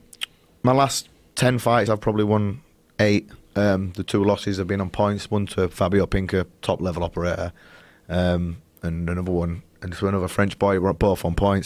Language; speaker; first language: English; native; English